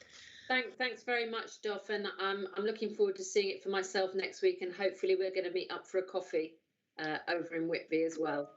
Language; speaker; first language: English; native; English